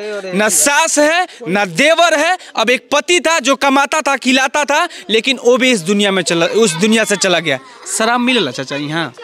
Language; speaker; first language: Hindi; native; Hindi